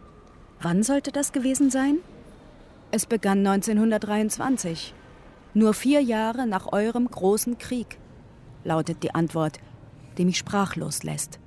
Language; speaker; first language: German; native; German